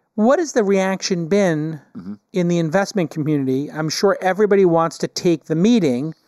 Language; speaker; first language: English; native; English